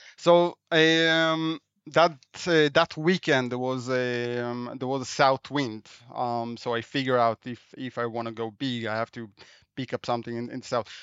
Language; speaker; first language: English; non-native, fluent; Hebrew